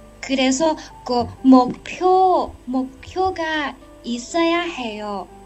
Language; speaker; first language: Korean; non-native, learner; Chinese